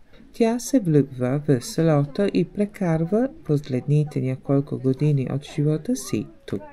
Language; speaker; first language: Bulgarian; non-native, learner; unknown